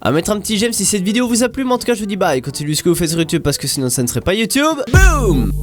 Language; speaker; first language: French; native; French